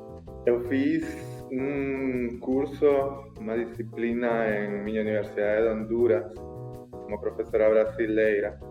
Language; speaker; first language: Portuguese; non-native, learner; Spanish